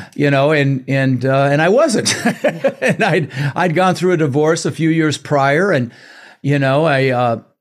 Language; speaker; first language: English; early bilingual, other home language; Dutch